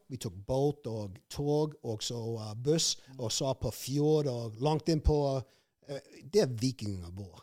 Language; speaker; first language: Norwegian; non-native, fluent; English